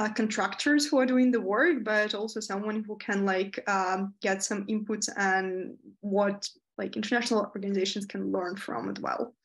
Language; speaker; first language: English; non-native, fluent; Ukrainian